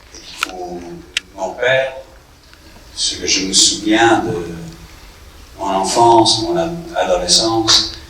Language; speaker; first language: French; non-native, fluent; English